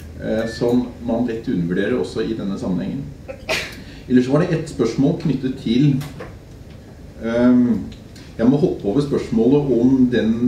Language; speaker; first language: Norwegian; native; Norwegian